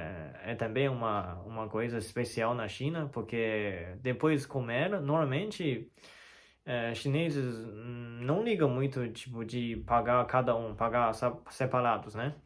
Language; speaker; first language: Portuguese; non-native, learner; Chinese